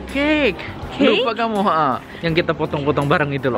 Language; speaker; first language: Indonesian; native; Indonesian